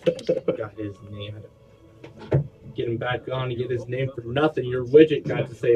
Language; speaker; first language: English; native; English